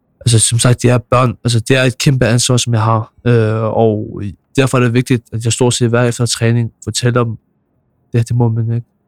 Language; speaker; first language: Danish; early bilingual, other home language; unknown